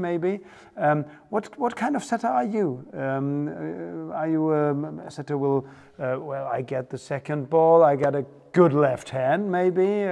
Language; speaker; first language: English; non-native, fluent; German